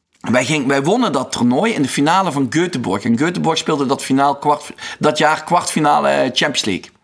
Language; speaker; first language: Dutch; native; Dutch